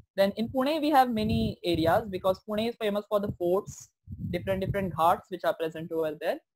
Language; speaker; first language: English; non-native, local second language; Marathi